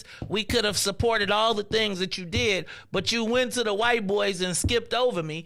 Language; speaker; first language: English; native; English